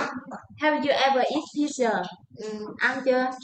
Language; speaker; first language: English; non-native, learner; Vietnamese